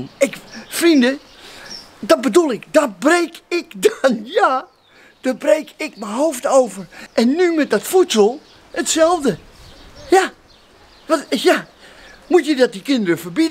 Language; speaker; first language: Dutch; native; Dutch